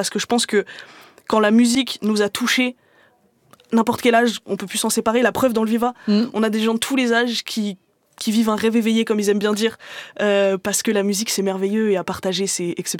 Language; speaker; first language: French; native; French